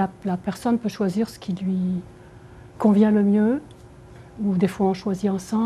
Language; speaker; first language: French; native; French